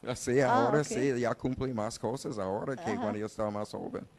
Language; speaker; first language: Spanish; non-native, learner; English